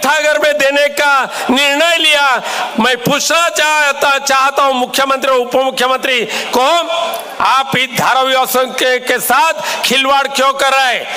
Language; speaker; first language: Hindi; non-native, local second language; Marathi